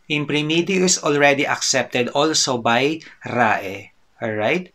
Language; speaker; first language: English; non-native, local second language; Filipino